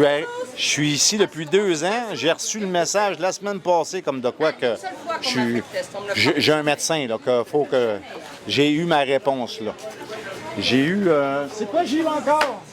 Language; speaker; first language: French; native; French